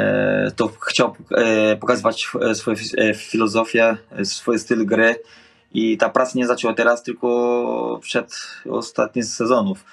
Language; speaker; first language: Polish; non-native, fluent; Portuguese